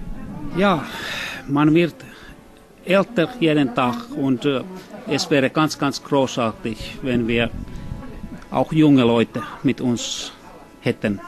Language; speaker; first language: German; non-native, fluent; Finnish